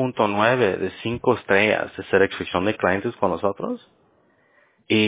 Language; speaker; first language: Spanish; early bilingual, heritage; Spanish